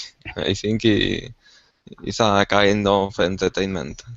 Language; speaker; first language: English; non-native, learner; Spanish